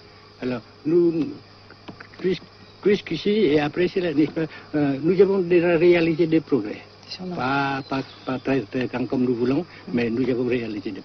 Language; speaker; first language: French; non-native, fluent; Vietnamese